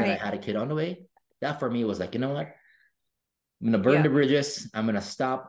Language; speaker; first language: English; non-native, local second language; Filipino